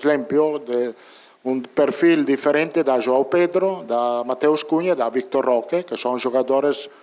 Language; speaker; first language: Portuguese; non-native, learner; Italian